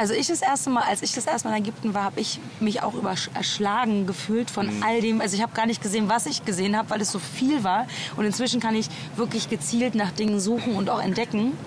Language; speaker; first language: German; native; German